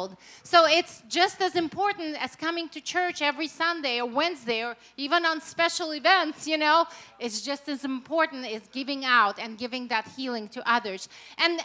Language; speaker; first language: English; non-native, fluent; Russian